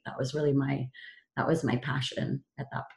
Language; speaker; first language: English; native; English